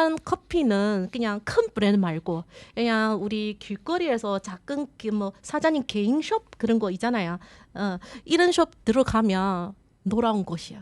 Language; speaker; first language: Korean; non-native, learner; Chinese